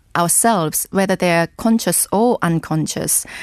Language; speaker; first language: English; non-native, fluent; Korean